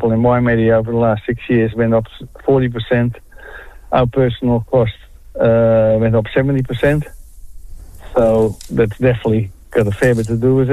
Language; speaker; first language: English; non-native, fluent; Dutch